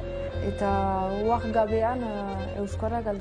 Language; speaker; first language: Basque; non-native, local second language; French